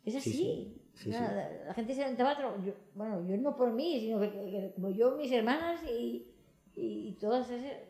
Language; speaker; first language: Spanish; native; Spanish